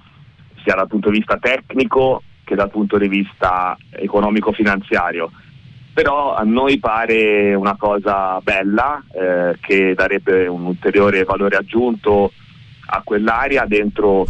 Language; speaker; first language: Italian; native; Italian